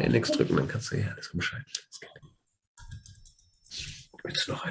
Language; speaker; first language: German; native; German